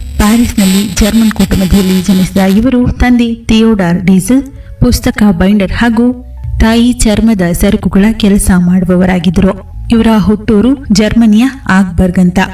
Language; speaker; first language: Kannada; native; Kannada